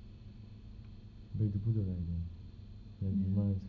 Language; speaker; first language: Dutch; non-native, learner; Arabic